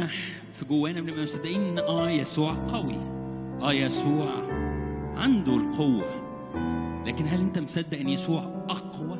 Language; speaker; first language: Arabic; native; Arabic